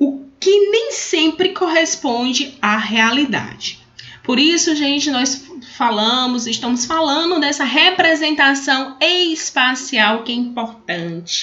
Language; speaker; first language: Portuguese; native; Portuguese